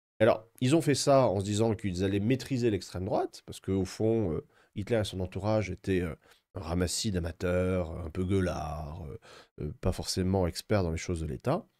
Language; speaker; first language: French; native; French